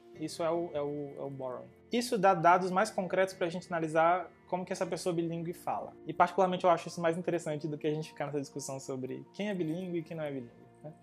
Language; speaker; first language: Portuguese; native; Portuguese